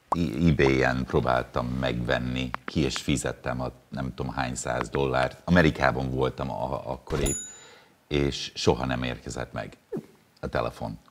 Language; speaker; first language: Hungarian; non-native, fluent; English